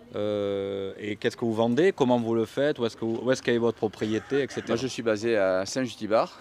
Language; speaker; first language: French; native; French